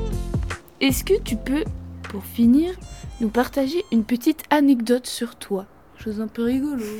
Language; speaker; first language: French; native; French